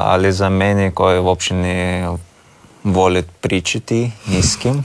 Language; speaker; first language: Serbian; non-native, learner; Russian